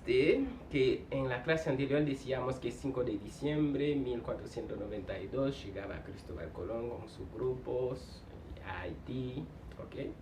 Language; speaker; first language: Spanish; non-native, fluent; Haitian Creole